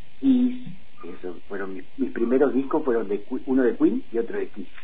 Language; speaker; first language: Spanish; native; Spanish